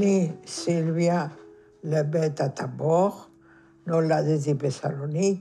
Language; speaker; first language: Hebrew; non-native, fluent; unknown